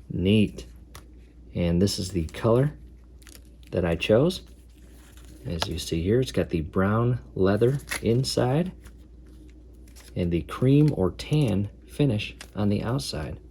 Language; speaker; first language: English; native; English